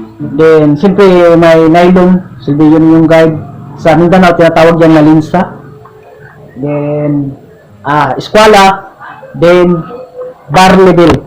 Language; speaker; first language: Filipino; non-native, local second language; Cebuano